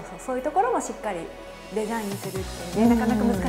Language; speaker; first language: Japanese; native; Japanese